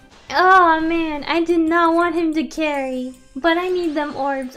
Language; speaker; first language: English; early bilingual, other home language; Spanish